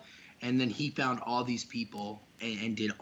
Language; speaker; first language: English; native; English